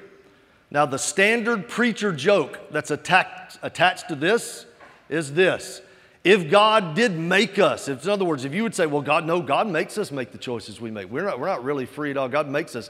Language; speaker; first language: English; native; English